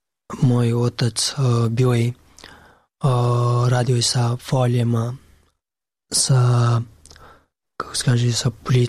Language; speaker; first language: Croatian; non-native, learner; Pashto